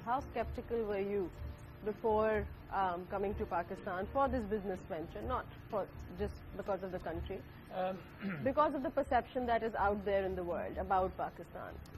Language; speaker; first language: English; non-native, local second language; Urdu